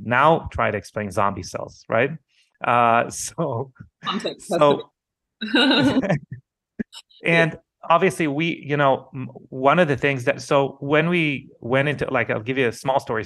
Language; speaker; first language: English; non-native, fluent; Hebrew